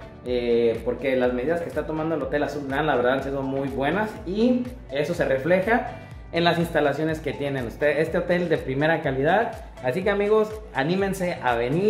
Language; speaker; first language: Spanish; native; Spanish